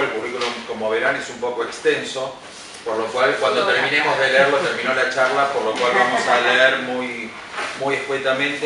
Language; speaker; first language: Spanish; native; Spanish